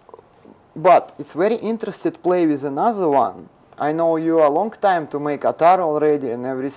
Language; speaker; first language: English; non-native, learner; Russian